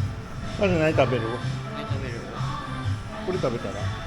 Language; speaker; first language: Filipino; early bilingual, heritage; Japanese